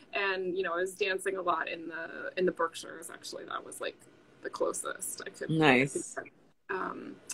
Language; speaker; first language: English; native; English